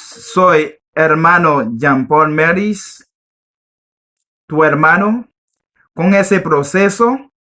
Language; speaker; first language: Spanish; non-native, learner; Haitian Creole